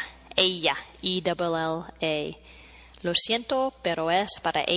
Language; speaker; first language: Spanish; non-native, fluent; English